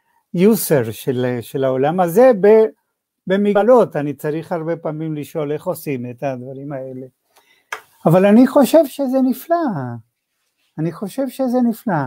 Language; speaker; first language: Hebrew; non-native, fluent; Spanish